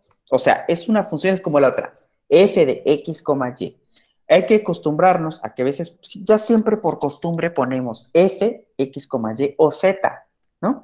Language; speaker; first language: Spanish; native; Spanish